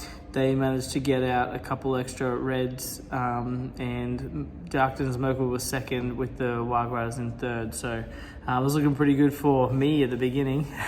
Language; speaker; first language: English; native; English